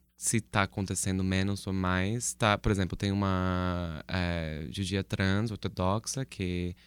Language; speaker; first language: Portuguese; non-native, fluent; English